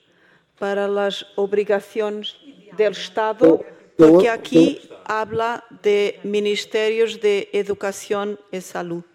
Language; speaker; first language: Spanish; non-native, fluent; Portuguese